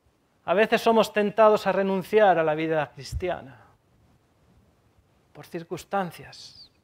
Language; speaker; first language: Spanish; native; Spanish